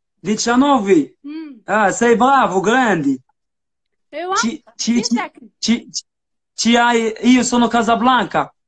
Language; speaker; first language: Italian; non-native, learner; Arabic